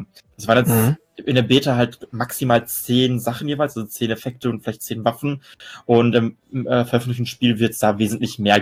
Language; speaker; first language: German; native; German